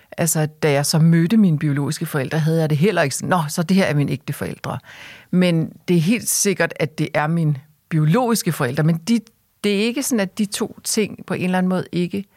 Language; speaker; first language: Danish; early bilingual, other home language; Korean